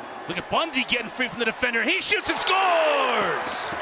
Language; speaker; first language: English; native; English